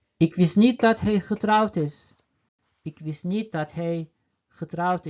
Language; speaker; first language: Dutch; non-native, learner; Turkish